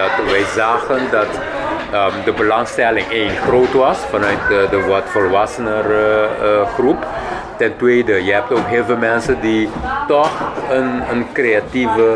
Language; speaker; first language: Dutch; non-native, local second language; Papiamento